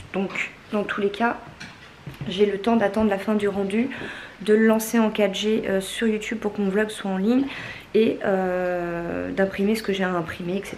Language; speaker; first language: French; native; French